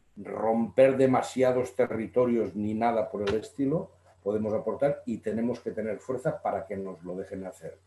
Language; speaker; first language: Spanish; native; Spanish